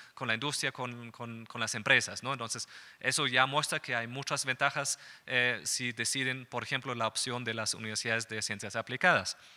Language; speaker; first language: Spanish; non-native, fluent; German